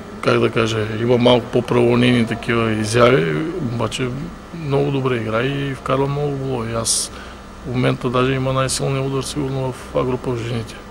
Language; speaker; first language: Bulgarian; native; Bulgarian